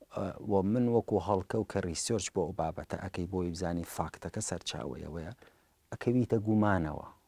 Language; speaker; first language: Central Kurdish; early bilingual, heritage; Central Kurdish